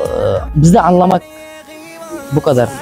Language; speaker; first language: Turkish; non-native, learner; Kazakh